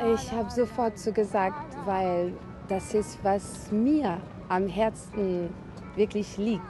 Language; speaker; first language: German; non-native, fluent; French